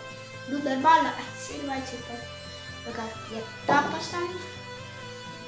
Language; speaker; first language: Russian; early bilingual, heritage; Russian